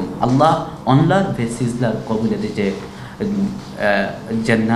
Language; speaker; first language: Turkish; non-native, learner; Bangla